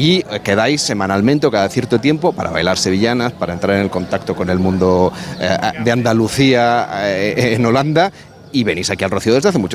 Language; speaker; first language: Spanish; native; Spanish